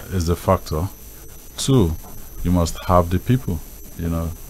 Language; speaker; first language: English; non-native, local second language; Yoruba